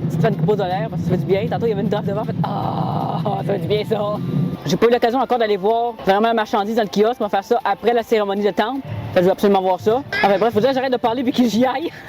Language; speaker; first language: French; native; French